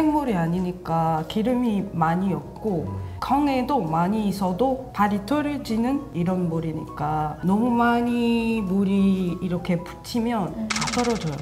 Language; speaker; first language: Korean; non-native, learner; French